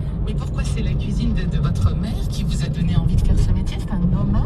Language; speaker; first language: French; native; French